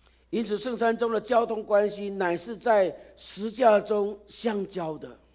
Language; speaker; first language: Chinese; native; Chinese